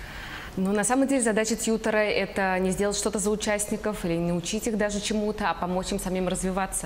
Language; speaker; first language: Russian; native; Russian